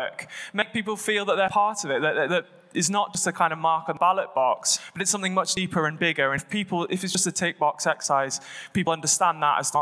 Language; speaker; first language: English; native; English